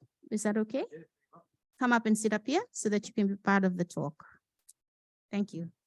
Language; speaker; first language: English; non-native, local second language; Fijian